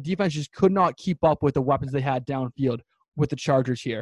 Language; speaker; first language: English; native; English